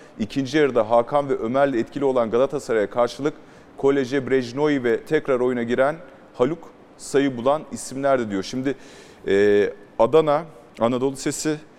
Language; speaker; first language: Turkish; native; Turkish